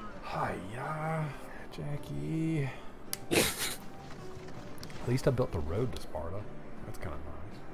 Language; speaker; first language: English; native; English